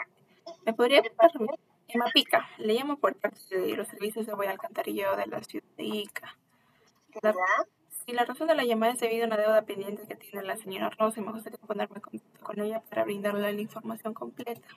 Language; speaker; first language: Spanish; native; Spanish